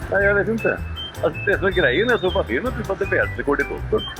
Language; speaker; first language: Swedish; native; Swedish